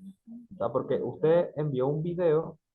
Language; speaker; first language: Spanish; native; Spanish